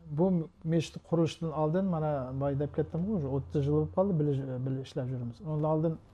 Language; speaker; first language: Uzbek; non-native, local second language; Uyghur